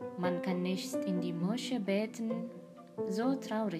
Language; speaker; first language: German; non-native, learner; Indonesian